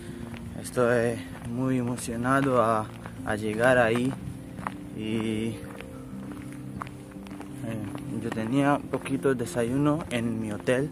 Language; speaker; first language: Spanish; non-native, learner; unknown